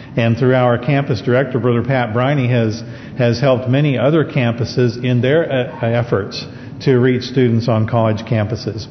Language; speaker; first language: English; native; English